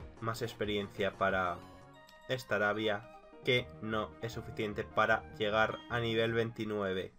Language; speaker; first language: Spanish; native; Spanish